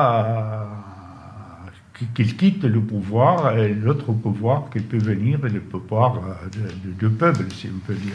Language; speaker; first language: French; non-native, fluent; Arabic